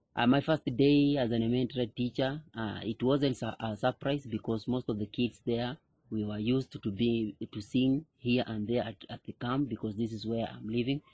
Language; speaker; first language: English; non-native, local second language; Kikuyu